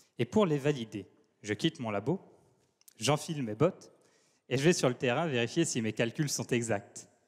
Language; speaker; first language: French; native; French